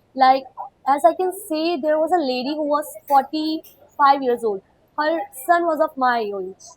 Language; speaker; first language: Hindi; non-native, local second language; Kashmiri